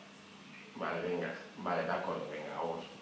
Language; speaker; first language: Spanish; non-native, learner; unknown